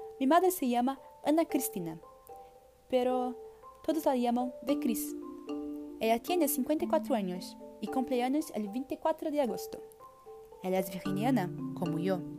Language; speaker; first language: Spanish; non-native, learner; Portuguese